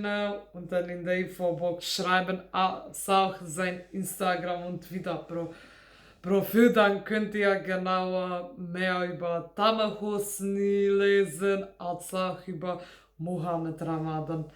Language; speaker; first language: German; non-native, fluent; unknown